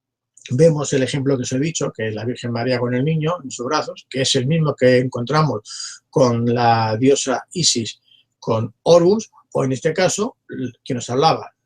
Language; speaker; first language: Spanish; native; Spanish